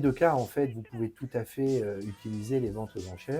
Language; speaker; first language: French; native; French